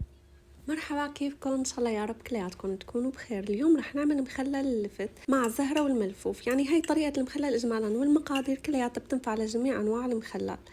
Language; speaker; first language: Arabic; native; Arabic